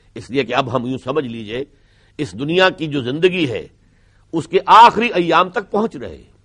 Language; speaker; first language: Urdu; native; Urdu